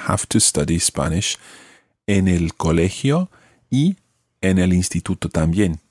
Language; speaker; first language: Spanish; non-native, fluent; English